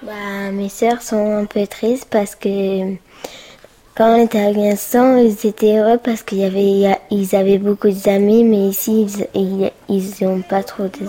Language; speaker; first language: French; early bilingual, other home language; Pashto